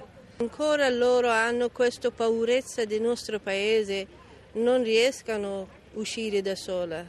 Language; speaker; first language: Italian; non-native, learner; Persian